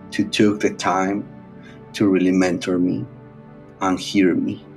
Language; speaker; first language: English; non-native, fluent; Spanish